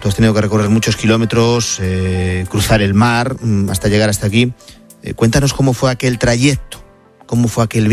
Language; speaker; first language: Spanish; native; Spanish